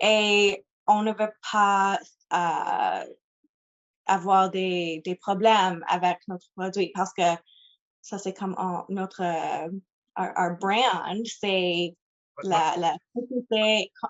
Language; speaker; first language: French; non-native, local second language; English